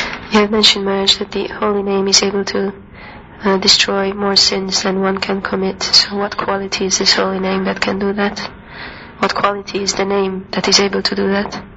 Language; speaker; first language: English; non-native, fluent; Hungarian